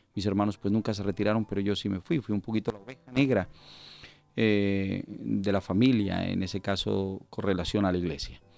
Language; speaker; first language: Spanish; native; Spanish